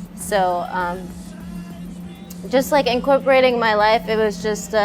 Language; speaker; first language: English; native; English